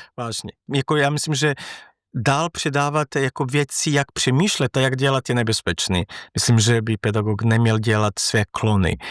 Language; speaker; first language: Czech; non-native, fluent; Serbian